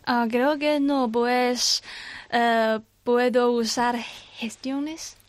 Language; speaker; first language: Spanish; non-native, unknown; Chinese